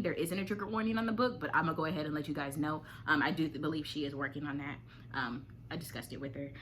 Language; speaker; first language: English; native; English